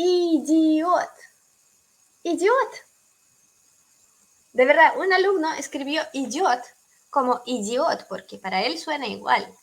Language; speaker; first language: Spanish; non-native, fluent; Russian